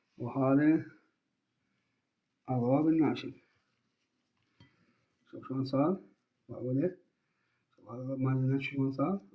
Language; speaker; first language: Arabic; native; Arabic